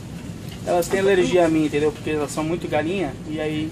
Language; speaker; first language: Portuguese; native; Portuguese